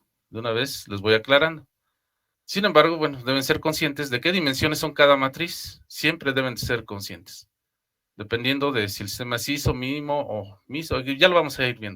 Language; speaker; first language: Spanish; native; Spanish